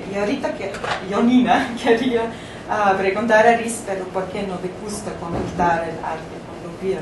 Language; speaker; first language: Spanish; non-native, fluent; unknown